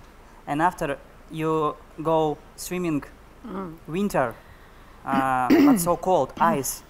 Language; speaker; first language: English; non-native, learner; Russian